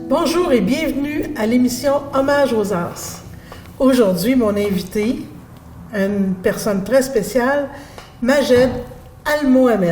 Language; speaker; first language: French; native; French